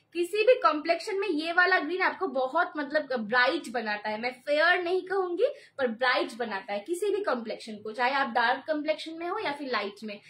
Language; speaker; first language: Hindi; non-native, local second language; Bangla